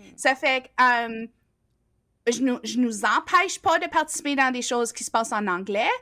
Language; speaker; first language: French; native; French